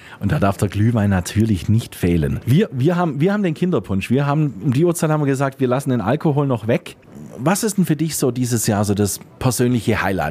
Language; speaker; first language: German; native; German